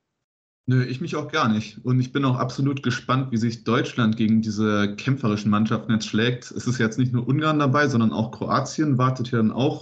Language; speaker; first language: German; native; German